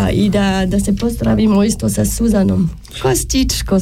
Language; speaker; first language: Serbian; non-native, learner; French